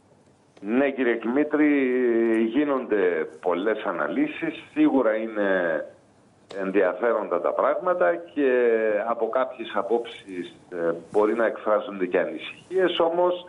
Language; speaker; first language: Greek; native; Greek